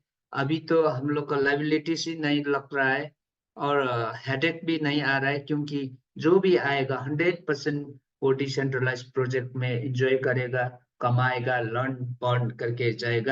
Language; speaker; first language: Hindi; non-native, local second language; Nepali